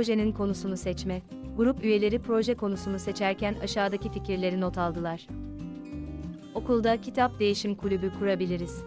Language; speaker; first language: Turkish; native; Turkish